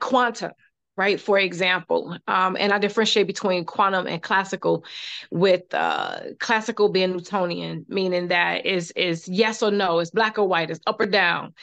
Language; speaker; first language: English; native; English